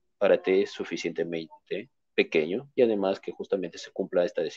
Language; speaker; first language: Spanish; native; Spanish